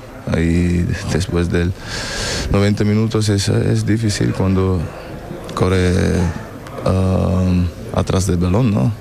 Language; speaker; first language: Spanish; non-native, learner; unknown